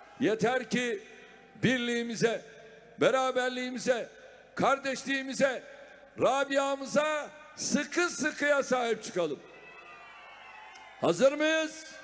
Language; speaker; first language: Turkish; native; Turkish